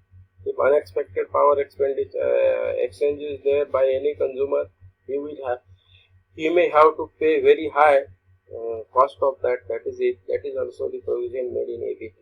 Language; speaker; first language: English; non-native, local second language; Marathi